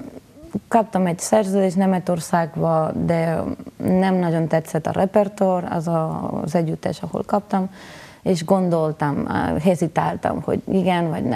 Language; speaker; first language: Hungarian; non-native, learner; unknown